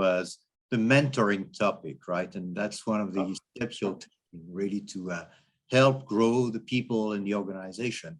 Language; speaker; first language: English; non-native, fluent; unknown